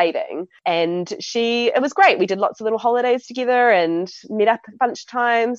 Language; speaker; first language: English; native; English